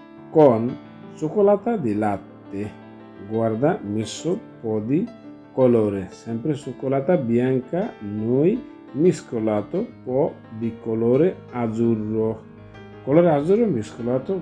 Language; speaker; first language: Italian; non-native, learner; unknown